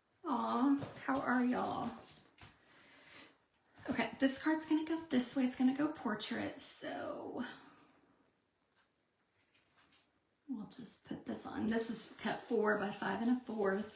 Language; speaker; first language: English; native; English